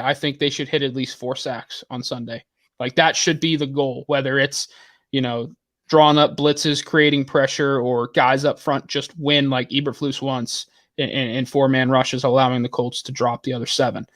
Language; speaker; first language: English; native; English